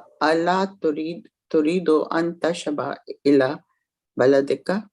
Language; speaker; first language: Arabic; non-native, learner; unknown